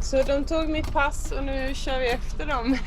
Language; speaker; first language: Swedish; native; Swedish